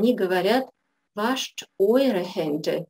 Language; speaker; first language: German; non-native, fluent; Russian